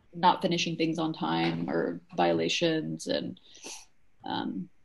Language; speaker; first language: English; native; English